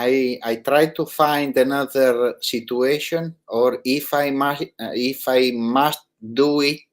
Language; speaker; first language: English; non-native, learner; Italian